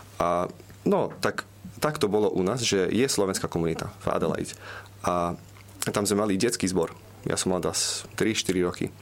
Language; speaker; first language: Slovak; early bilingual, heritage; Slovak